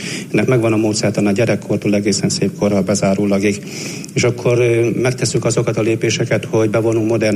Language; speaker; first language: Hungarian; native; Hungarian